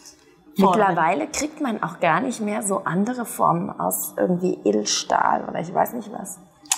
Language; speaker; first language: German; native; German